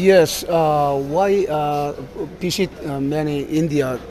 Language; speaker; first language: English; non-native, learner; Korean